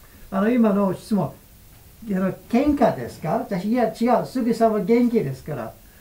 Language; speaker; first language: Japanese; non-native, fluent; English